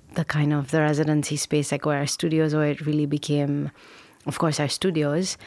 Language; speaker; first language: English; non-native, local second language; Urdu